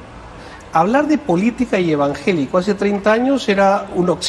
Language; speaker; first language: Spanish; native; Spanish